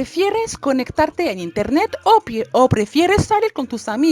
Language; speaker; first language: Spanish; non-native, fluent; French